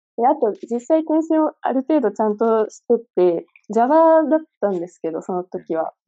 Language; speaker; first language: Japanese; early bilingual, other home language; Chinese